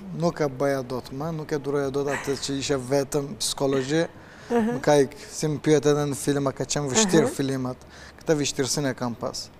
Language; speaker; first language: Albanian; non-native, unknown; Turkish